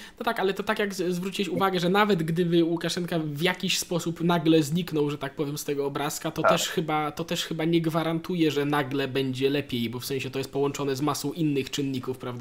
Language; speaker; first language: Polish; native; Polish